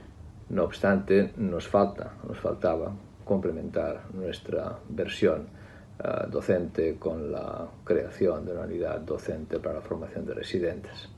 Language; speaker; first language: Spanish; native; Spanish